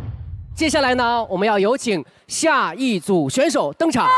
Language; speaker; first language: Chinese; native; Chinese